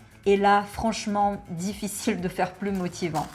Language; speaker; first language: French; non-native, fluent; Portuguese